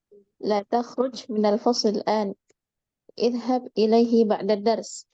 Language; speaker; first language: Arabic; non-native, learner; Indonesian